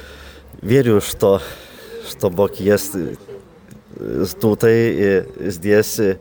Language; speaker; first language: Russian; non-native, learner; Lithuanian